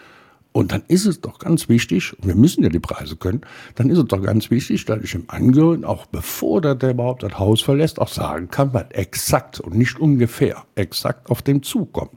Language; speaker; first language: German; native; German